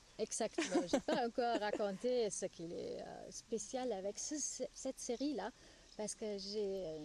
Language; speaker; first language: French; non-native, fluent; German